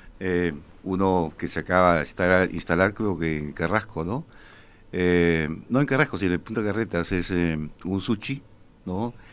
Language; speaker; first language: Spanish; native; Spanish